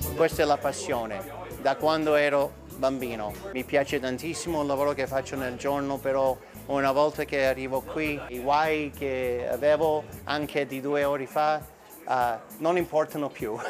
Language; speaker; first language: Italian; early bilingual, heritage; Italian